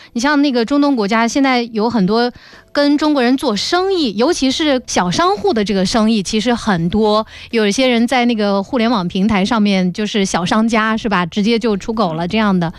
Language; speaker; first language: Chinese; native; Chinese